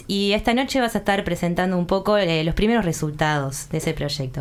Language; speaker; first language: Spanish; native; Spanish